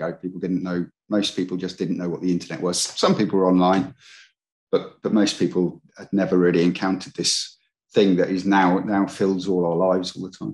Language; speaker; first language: English; native; English